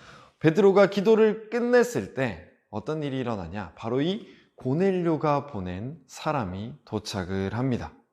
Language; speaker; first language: Korean; native; Korean